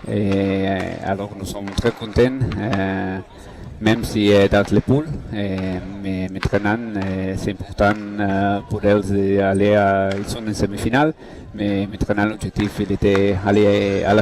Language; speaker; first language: French; non-native, learner; Catalan